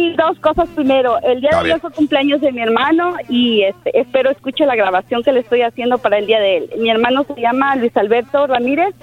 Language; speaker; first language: Spanish; native; Spanish